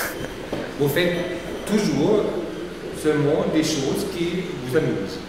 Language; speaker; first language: French; non-native, learner; German